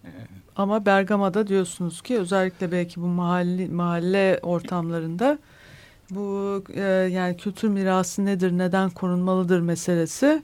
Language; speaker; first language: Turkish; native; Turkish